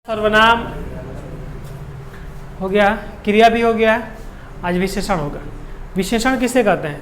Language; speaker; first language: Hindi; non-native, local second language; Bhojpuri